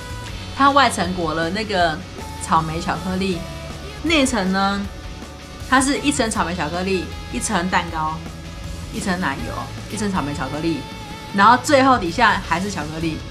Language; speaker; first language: Chinese; native; Chinese